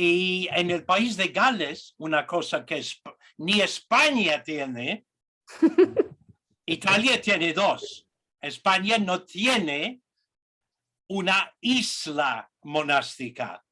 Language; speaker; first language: Spanish; non-native, fluent; English